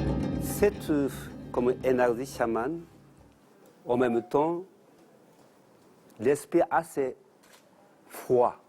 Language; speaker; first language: French; non-native, learner; Japanese